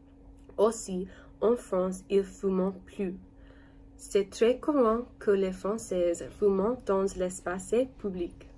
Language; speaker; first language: French; non-native, learner; English